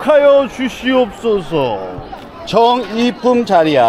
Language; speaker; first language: Korean; native; Korean